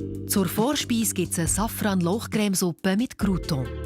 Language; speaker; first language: German; native; German